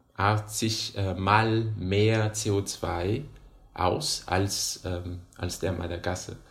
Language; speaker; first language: German; non-native, fluent; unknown